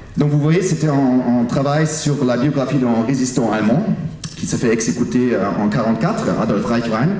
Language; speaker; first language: French; non-native, fluent; German